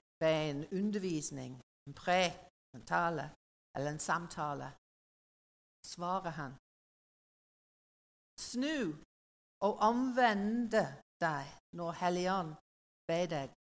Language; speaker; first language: Norwegian; non-native, learner; English